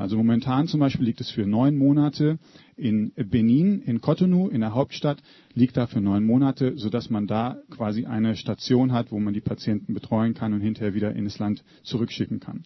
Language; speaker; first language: German; native; German